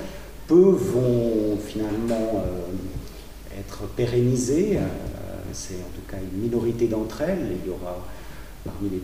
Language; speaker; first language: French; native; French